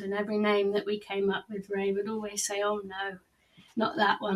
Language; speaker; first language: English; native; English